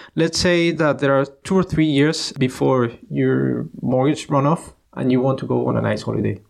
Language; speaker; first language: English; non-native, fluent; Spanish